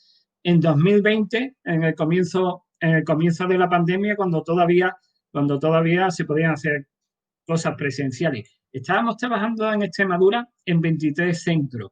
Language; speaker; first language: Spanish; native; Spanish